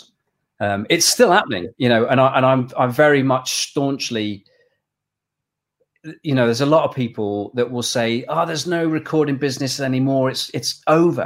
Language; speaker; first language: English; native; English